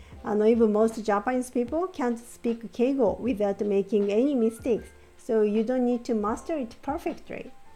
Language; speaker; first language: English; non-native, fluent; Japanese